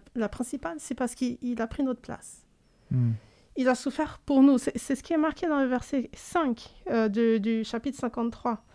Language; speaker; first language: French; native; French